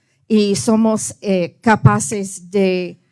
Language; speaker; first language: Spanish; early bilingual, heritage; Spanish